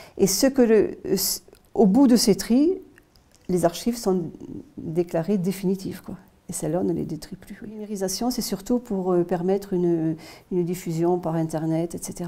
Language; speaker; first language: French; native; French